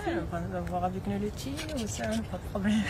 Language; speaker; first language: French; non-native, learner; Arabic